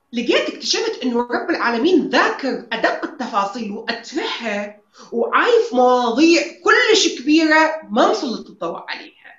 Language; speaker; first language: Arabic; native; Arabic